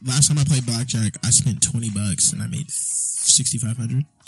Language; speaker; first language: English; native; English